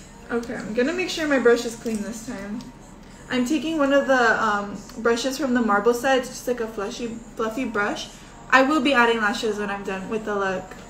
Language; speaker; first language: English; native; English